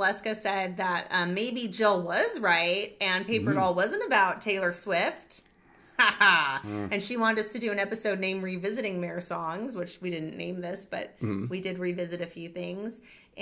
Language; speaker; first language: English; native; English